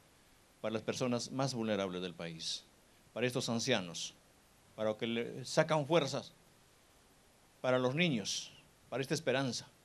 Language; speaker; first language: Spanish; native; Spanish